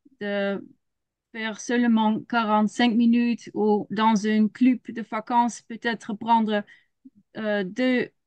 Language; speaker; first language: French; non-native, learner; Dutch